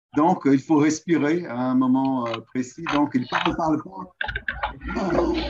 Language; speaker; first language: French; non-native, fluent; Portuguese